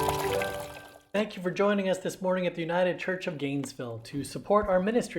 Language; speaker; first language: English; native; English